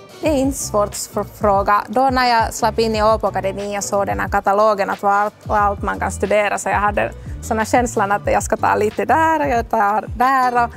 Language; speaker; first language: Swedish; non-native, local second language; Finnish